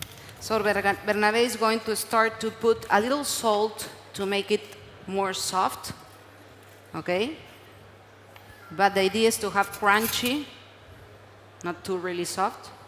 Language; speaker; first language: English; non-native, learner; Spanish